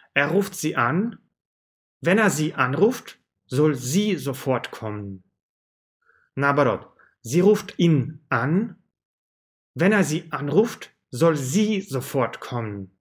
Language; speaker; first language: German; non-native, fluent; Russian